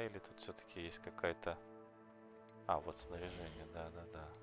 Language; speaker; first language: Russian; native; Russian